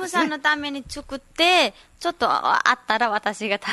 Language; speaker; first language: Japanese; non-native, learner; Nepali